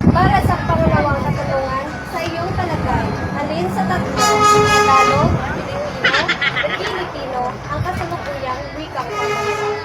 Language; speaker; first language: Filipino; non-native, local second language; Hiligaynon